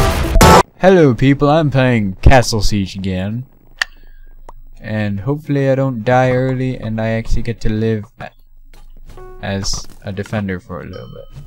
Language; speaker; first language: English; native; English